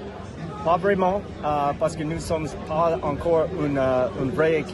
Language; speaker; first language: French; non-native, fluent; English